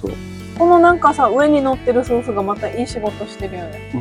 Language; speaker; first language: Japanese; native; Japanese